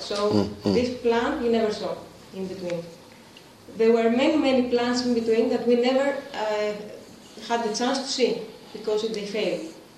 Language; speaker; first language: English; non-native, fluent; Greek